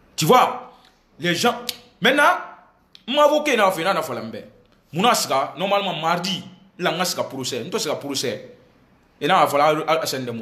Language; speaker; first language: French; non-native, local second language; Susu